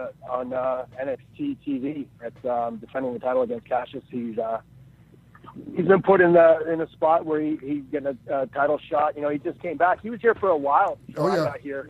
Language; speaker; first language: English; native; English